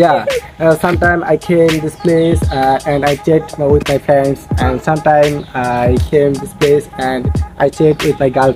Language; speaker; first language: English; non-native, learner; Bangla